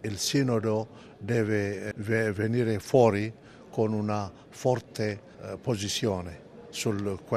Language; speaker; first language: Italian; non-native, fluent; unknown